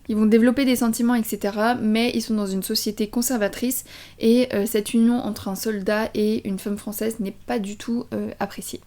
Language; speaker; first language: French; early bilingual, other home language; Vietnamese